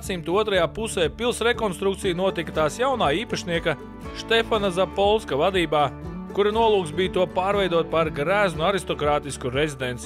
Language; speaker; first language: Latvian; native; Latvian